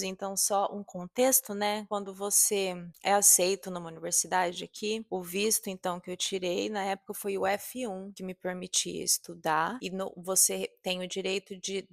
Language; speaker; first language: Portuguese; native; Portuguese